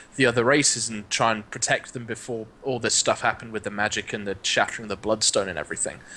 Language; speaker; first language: English; native; English